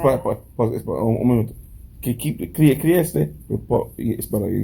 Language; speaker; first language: Spanish; non-native, learner; English